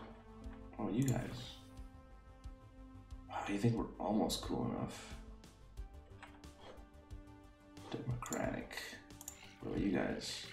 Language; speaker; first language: English; native; English